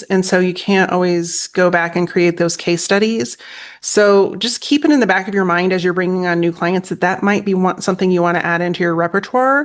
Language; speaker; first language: English; native; English